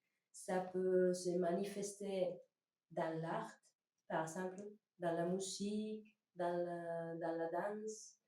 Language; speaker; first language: French; non-native, learner; Spanish